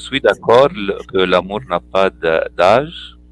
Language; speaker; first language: French; non-native, fluent; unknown